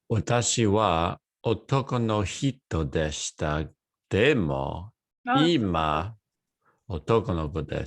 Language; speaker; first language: Japanese; non-native, learner; English